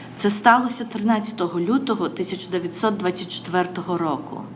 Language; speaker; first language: Ukrainian; early bilingual, other home language; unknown